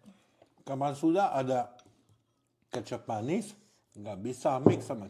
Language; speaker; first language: Indonesian; non-native, learner; French